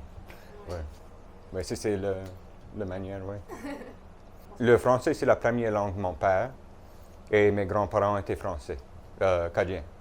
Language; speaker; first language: French; non-native, local second language; English